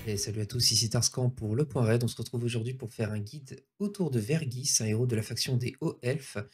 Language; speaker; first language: French; native; French